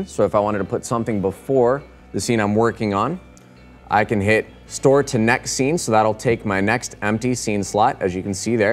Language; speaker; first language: English; native; English